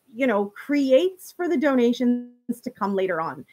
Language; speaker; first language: English; native; English